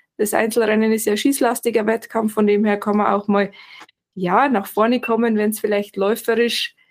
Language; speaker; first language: German; native; German